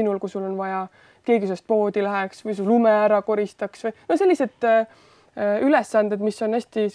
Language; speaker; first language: Estonian; native; Estonian